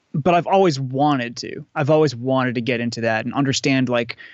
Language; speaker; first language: English; native; English